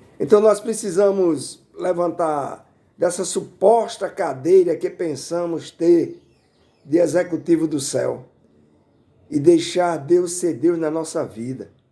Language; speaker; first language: Portuguese; native; Portuguese